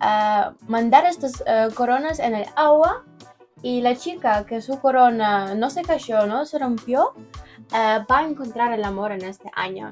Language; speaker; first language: Spanish; non-native, learner; Ukrainian